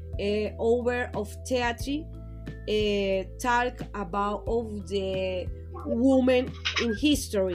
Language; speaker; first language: English; non-native, learner; Spanish